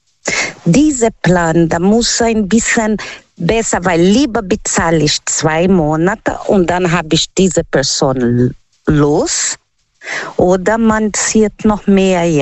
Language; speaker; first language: German; non-native, fluent; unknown